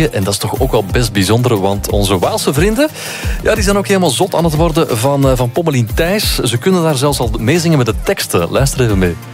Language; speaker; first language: Dutch; native; Dutch